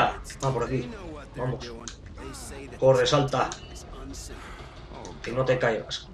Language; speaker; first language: Spanish; native; Spanish